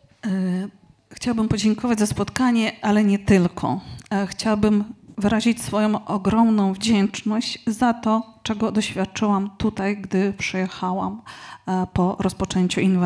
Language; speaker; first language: Ukrainian; non-native, fluent; Polish